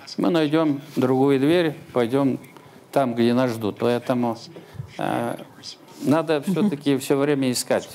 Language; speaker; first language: Russian; non-native, local second language; Tatar